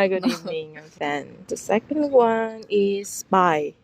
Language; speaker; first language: English; non-native, fluent; Korean